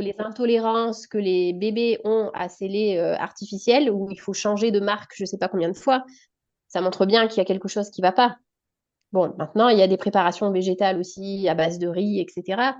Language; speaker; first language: French; native; French